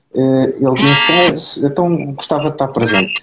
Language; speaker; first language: Portuguese; native; Portuguese